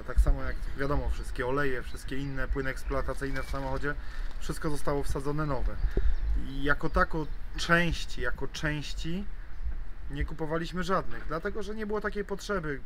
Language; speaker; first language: Polish; native; Polish